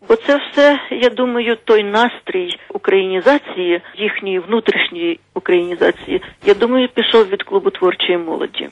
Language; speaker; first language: Ukrainian; native; Ukrainian